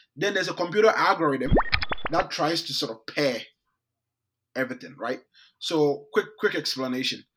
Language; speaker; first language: English; non-native, local second language; Akan